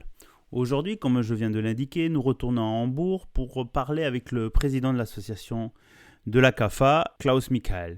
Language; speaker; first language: French; native; French